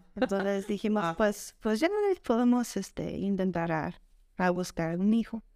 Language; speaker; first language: Spanish; non-native, fluent; English